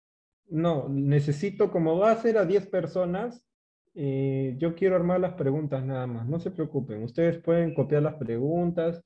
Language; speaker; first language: Spanish; native; Spanish